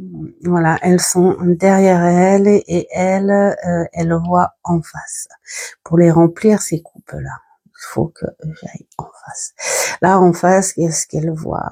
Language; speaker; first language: French; native; French